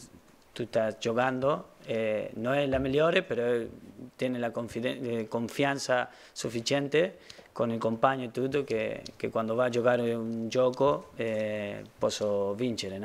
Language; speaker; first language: Italian; non-native, learner; Spanish